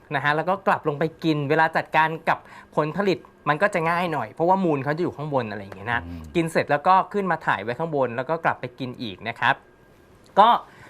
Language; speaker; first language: Thai; native; Thai